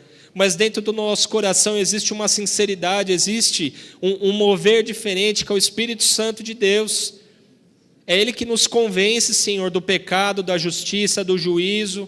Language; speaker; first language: Portuguese; native; Portuguese